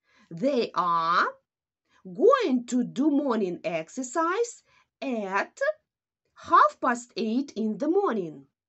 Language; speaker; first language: English; non-native, fluent; Ukrainian